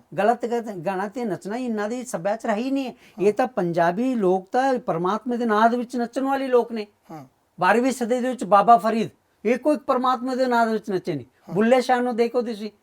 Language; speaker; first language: Punjabi; non-native, fluent; Marathi